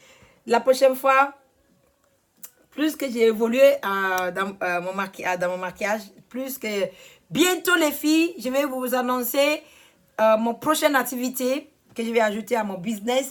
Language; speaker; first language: French; non-native, learner; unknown